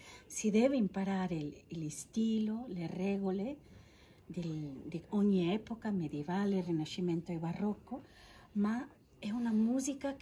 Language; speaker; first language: Italian; non-native, fluent; Catalan